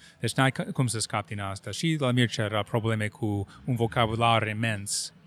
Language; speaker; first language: Romanian; non-native, fluent; English